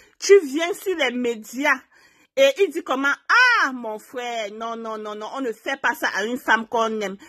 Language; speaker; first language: French; non-native, local second language; Haitian Creole